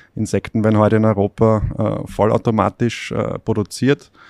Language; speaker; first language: German; native; German